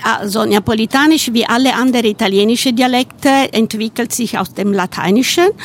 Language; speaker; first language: German; non-native, fluent; Italian